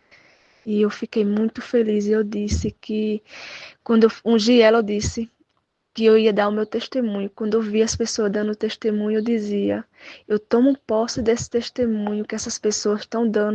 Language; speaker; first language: Portuguese; native; Portuguese